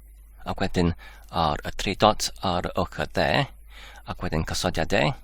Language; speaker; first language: Welsh; non-native, learner; English